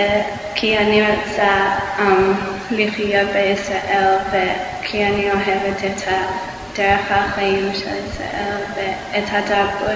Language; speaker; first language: Hebrew; non-native, learner; English